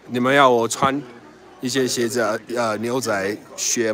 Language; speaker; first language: Chinese; non-native, fluent; English